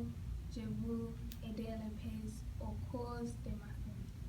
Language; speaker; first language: French; non-native, learner; English